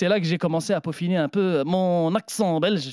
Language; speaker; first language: French; native; French